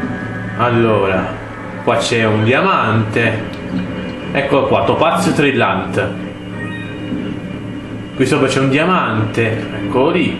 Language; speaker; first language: Italian; native; Italian